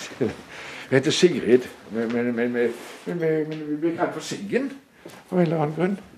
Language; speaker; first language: Norwegian; native; Norwegian